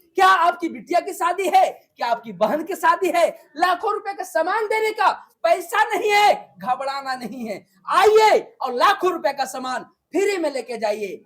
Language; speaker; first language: Hindi; native; Hindi